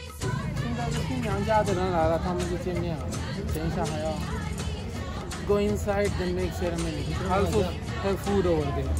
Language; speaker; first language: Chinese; non-native, fluent; Hindi